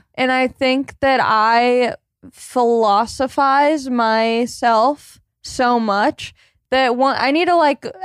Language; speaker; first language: English; native; English